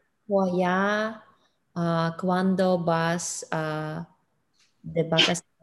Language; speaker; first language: Spanish; non-native, learner; English